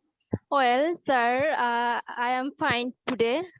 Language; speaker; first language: English; non-native, learner; Bangla